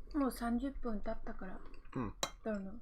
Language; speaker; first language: Japanese; non-native, learner; Vietnamese